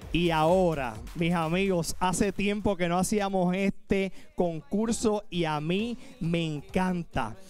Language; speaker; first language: Spanish; native; Spanish